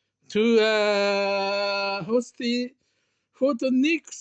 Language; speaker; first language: English; non-native, learner; Japanese